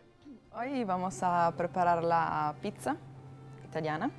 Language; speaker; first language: Spanish; non-native, fluent; Italian